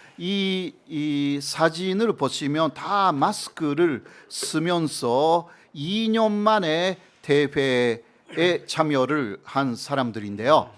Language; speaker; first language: Korean; non-native, fluent; Japanese